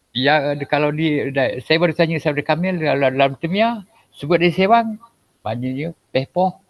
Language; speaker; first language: Malay; non-native, local second language; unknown